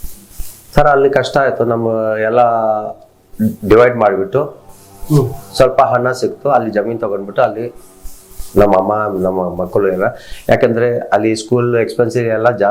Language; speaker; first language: Kannada; non-native, local second language; Telugu